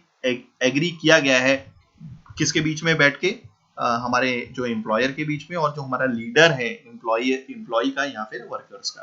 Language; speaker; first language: Hindi; native; Hindi